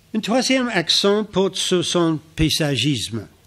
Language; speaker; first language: French; non-native, fluent; English